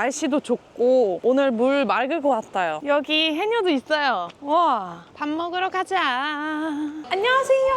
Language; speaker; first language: Korean; non-native, fluent; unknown